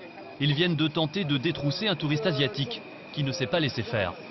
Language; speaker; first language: French; native; French